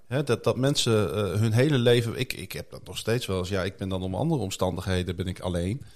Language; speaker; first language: Dutch; native; Dutch